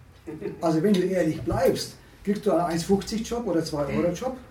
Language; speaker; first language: German; native; German